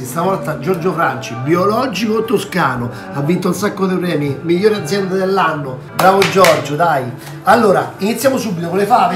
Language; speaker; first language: Italian; native; Italian